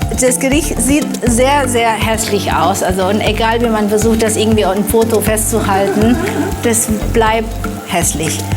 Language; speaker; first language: German; non-native, fluent; Indonesian